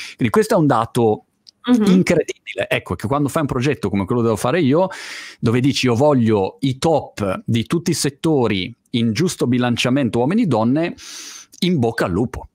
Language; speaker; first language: Italian; native; Italian